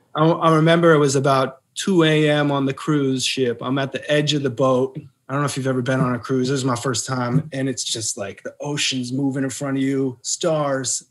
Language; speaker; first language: English; native; English